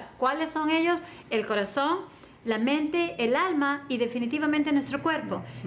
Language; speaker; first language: Spanish; native; Spanish